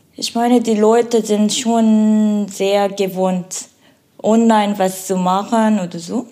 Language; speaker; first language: German; non-native, learner; Korean